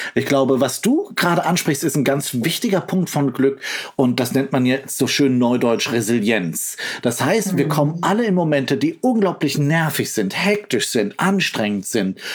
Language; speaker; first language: German; native; German